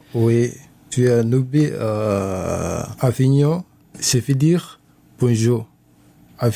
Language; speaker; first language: French; non-native, learner; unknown